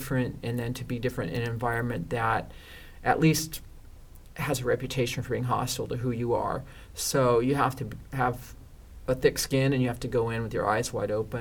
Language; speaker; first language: English; native; English